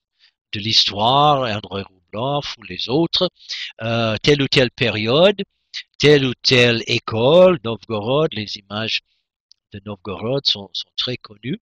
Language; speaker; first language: French; non-native, fluent; English